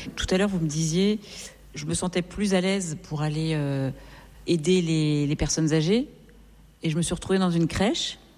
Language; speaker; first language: French; native; French